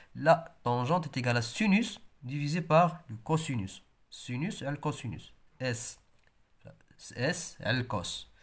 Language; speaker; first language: French; non-native, local second language; Arabic